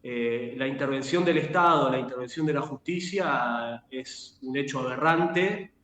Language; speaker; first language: Spanish; native; Spanish